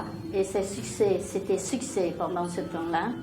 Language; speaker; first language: French; non-native, learner; Khmer